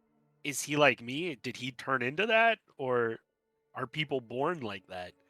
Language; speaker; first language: English; native; English